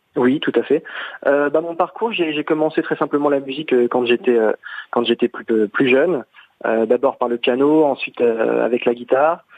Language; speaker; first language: French; native; French